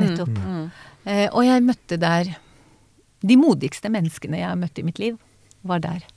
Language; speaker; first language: Norwegian; non-native, fluent; Hebrew